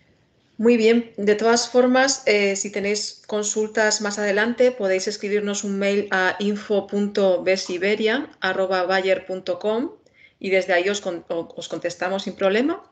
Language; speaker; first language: Spanish; native; Spanish